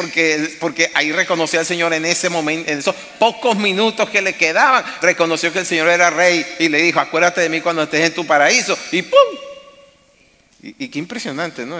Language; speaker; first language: Spanish; native; Spanish